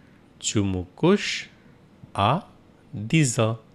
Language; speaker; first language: French; non-native, fluent; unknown